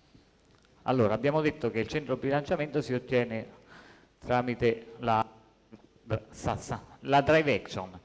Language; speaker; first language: Italian; native; Italian